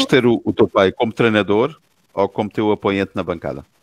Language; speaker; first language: Portuguese; native; Portuguese